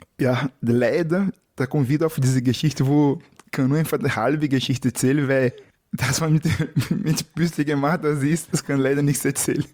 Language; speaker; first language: German; non-native, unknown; Portuguese